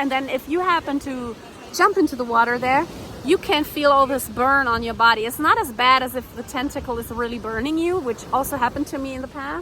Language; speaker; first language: English; non-native, fluent; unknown